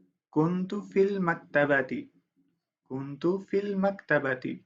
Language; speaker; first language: Arabic; non-native, fluent; Urdu